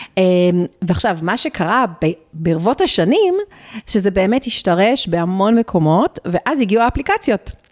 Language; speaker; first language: Hebrew; early bilingual, other home language; Spanish